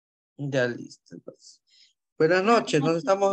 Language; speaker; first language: Spanish; native; Spanish